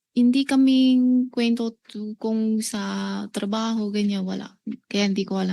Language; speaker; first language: Filipino; non-native, learner; Chinese